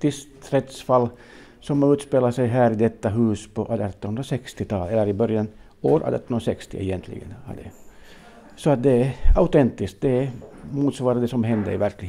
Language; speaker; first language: Swedish; native; Swedish